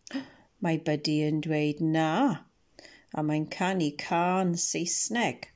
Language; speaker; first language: Welsh; non-native, local second language; English